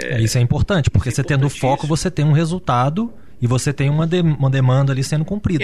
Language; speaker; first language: Portuguese; native; Portuguese